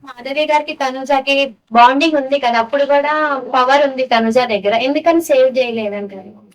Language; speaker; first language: Telugu; native; Telugu